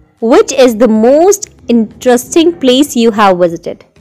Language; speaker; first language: English; non-native, local second language; Hindi